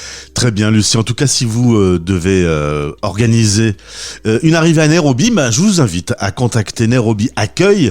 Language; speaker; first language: French; native; French